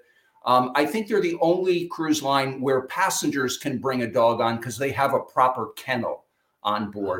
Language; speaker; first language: English; native; English